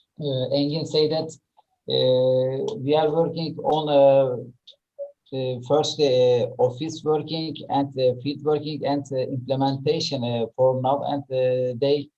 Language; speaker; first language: English; non-native, learner; Turkish